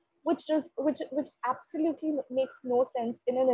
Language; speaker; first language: English; non-native, local second language; Hindi